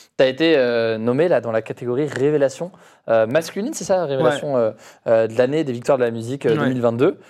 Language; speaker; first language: French; native; French